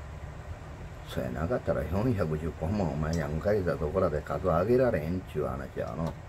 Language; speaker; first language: Japanese; native; Japanese